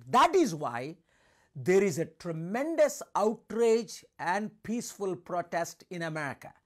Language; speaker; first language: English; non-native, local second language; Telugu